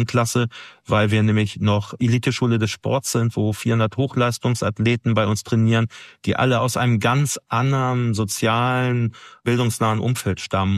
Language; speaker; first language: German; native; German